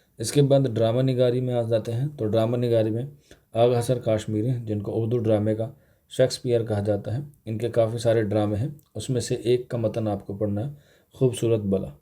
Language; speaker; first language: Urdu; native; Urdu